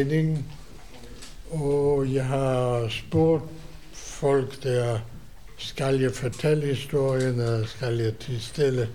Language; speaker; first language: Danish; non-native, fluent; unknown